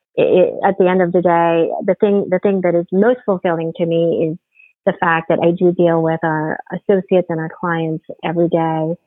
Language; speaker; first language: English; non-native, local second language; Filipino